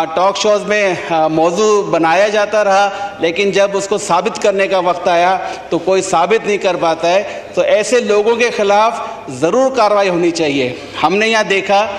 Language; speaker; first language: Urdu; native; Urdu